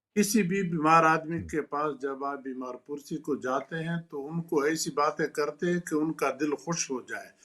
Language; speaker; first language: Urdu; non-native, local second language; Pashto